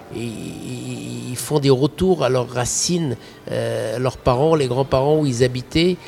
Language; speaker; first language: French; non-native, local second language; Arabic